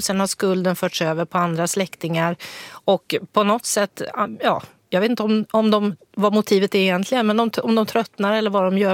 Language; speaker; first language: Swedish; native; Swedish